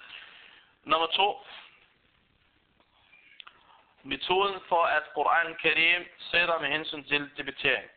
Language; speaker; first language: Danish; non-native, fluent; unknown